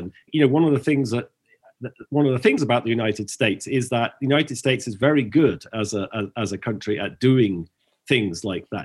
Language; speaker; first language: English; native; English